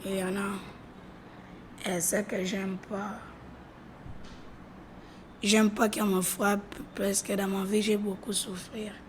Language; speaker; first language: French; non-native, learner; Lingala